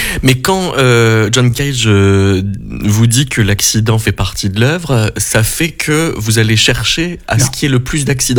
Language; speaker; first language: French; native; French